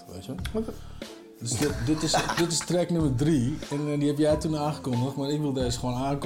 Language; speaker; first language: Dutch; native; Dutch